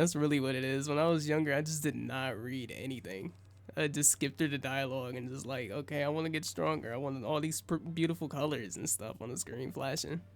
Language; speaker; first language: English; native; English